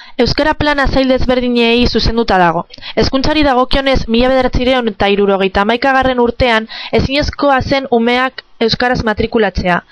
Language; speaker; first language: Basque; non-native, local second language; Spanish